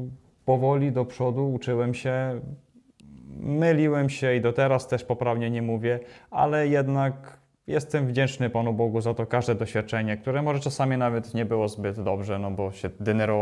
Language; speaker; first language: Polish; non-native, fluent; Ukrainian